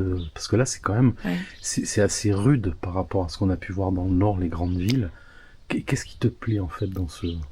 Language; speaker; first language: French; native; French